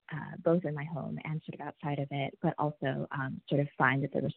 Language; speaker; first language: English; native; English